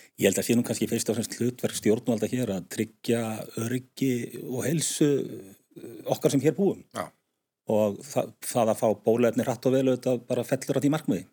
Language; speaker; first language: Icelandic; native; Icelandic